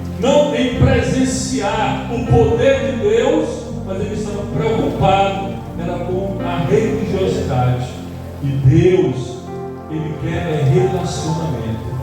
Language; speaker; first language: Portuguese; native; Portuguese